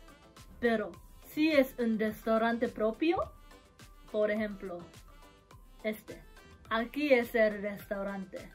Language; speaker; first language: Spanish; non-native, learner; Japanese